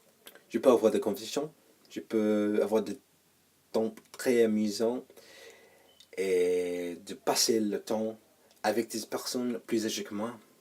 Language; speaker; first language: French; non-native, learner; English